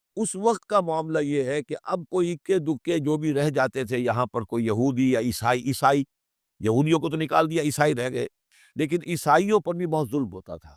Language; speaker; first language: Urdu; native; Urdu